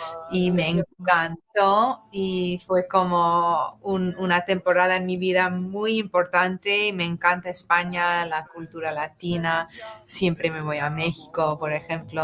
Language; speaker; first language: Spanish; non-native, fluent; English